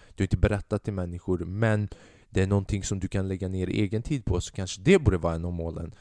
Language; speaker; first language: Swedish; early bilingual, other home language; Albanian